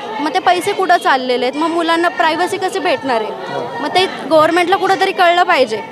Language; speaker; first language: Marathi; native; Marathi